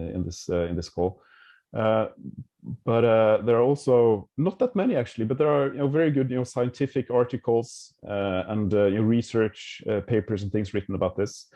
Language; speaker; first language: English; non-native, fluent; Norwegian